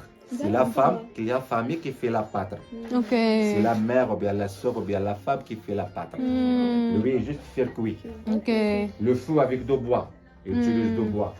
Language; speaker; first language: French; non-native, local second language; Arabic